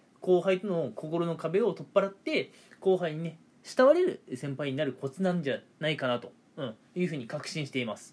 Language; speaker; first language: Japanese; native; Japanese